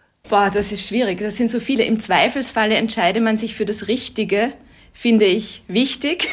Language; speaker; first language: German; native; German